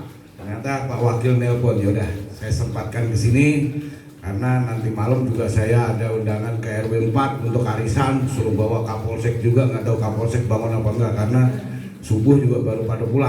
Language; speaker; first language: Indonesian; native; Indonesian